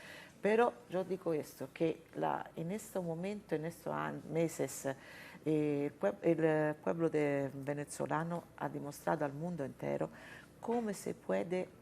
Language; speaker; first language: Spanish; non-native, fluent; Italian